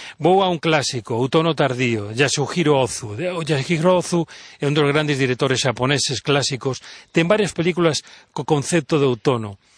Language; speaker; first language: Galician; non-native, local second language; Spanish